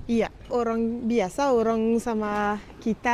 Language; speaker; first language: Indonesian; non-native, learner; Arabic